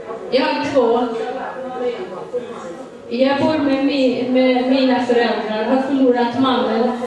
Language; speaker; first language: Swedish; non-native, fluent; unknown